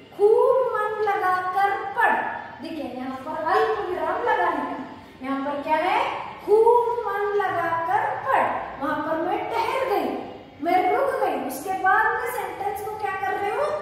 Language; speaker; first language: Hindi; non-native, local second language; Kannada